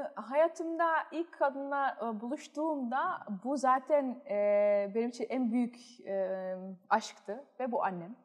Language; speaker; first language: Turkish; early bilingual, heritage; Turkish